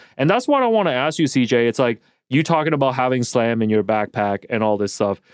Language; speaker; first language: English; native; English